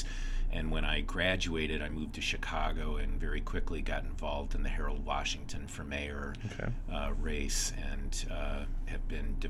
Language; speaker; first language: English; native; English